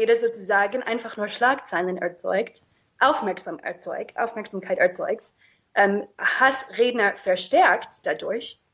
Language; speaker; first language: German; non-native, fluent; English